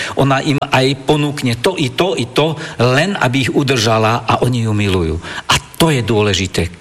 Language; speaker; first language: Slovak; non-native, local second language; German